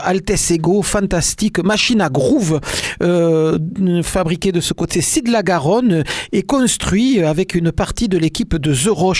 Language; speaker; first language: French; native; French